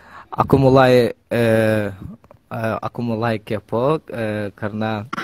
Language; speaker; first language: Indonesian; non-native, learner; Azerbaijani